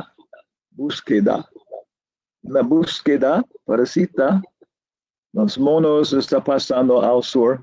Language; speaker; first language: Spanish; non-native, learner; English